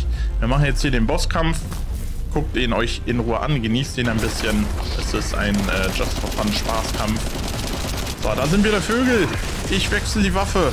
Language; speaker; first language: German; native; German